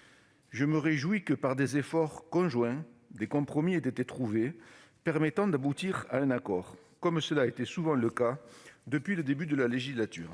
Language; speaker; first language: French; native; French